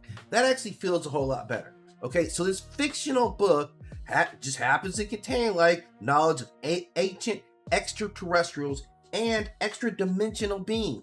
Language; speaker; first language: English; native; English